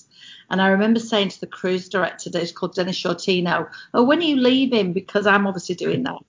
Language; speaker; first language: English; native; English